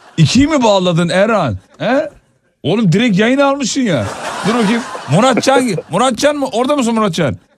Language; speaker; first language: Turkish; native; Turkish